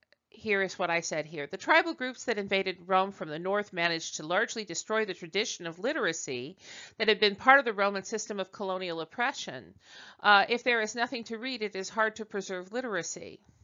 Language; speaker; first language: English; native; English